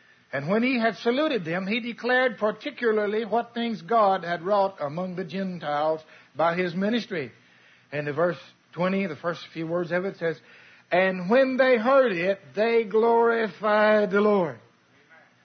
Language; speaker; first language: English; native; English